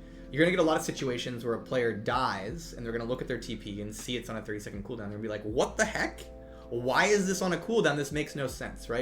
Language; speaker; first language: English; native; English